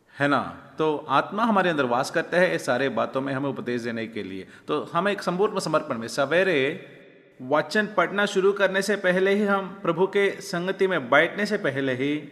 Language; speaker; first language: Hindi; non-native, local second language; Malayalam